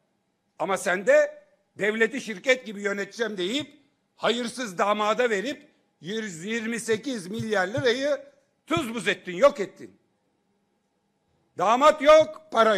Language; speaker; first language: Turkish; native; Turkish